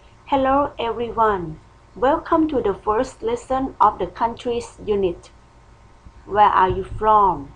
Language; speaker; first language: English; non-native, fluent; Thai